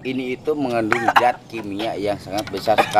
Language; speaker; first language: Indonesian; non-native, local second language; Sundanese